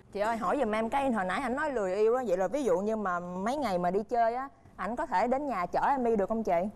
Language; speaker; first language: Vietnamese; native; Vietnamese